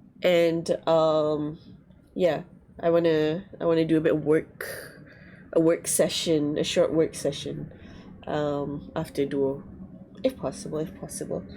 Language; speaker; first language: English; non-native, learner; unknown